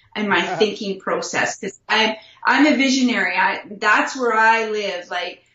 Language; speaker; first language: English; native; English